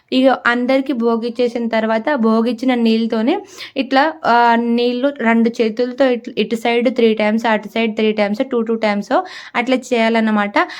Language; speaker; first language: Telugu; non-native, local second language; Lambadi